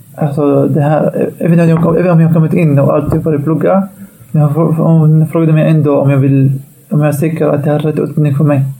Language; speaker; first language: Swedish; non-native, fluent; Arabic